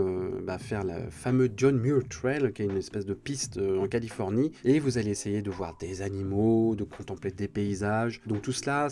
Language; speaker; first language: French; native; French